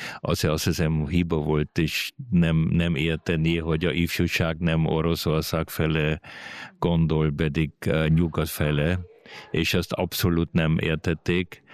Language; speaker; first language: Hungarian; early bilingual, heritage; Hungarian